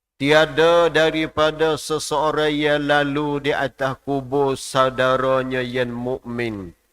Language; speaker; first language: Malay; native; Malay